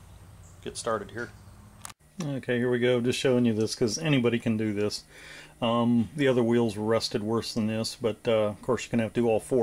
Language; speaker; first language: English; native; English